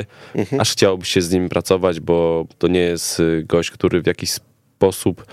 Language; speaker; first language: Polish; native; Polish